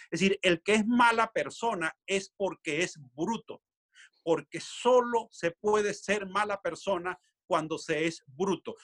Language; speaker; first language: Spanish; native; Spanish